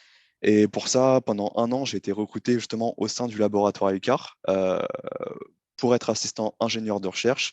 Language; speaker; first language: French; native; French